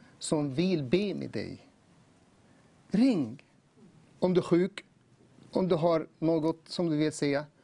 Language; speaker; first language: Swedish; non-native, learner; Arabic